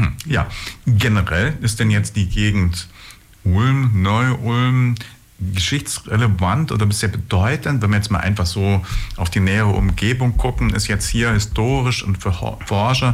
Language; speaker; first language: German; native; German